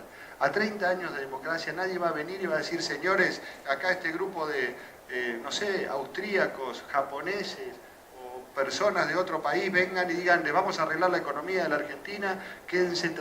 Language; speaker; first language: Spanish; native; Spanish